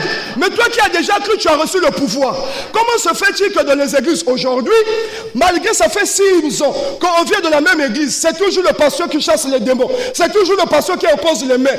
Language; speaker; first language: French; non-native, local second language; Lingala